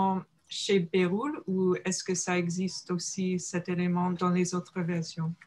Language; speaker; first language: French; non-native, fluent; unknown